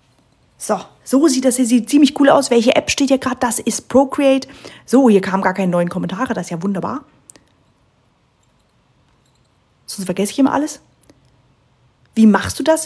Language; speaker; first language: German; native; German